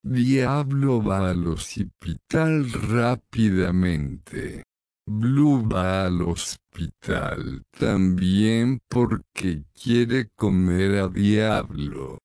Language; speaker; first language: Spanish; non-native, learner; English